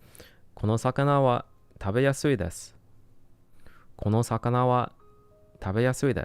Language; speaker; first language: Japanese; non-native, learner; English